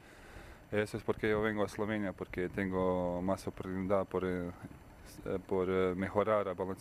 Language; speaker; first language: Spanish; non-native, learner; Bosnian